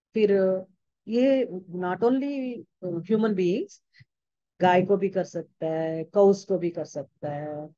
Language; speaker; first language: Hindi; non-native, local second language; Telugu